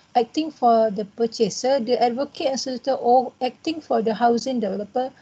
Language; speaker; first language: English; non-native, local second language; Malay